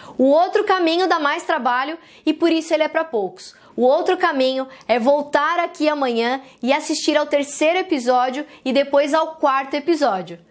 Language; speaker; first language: Portuguese; native; Portuguese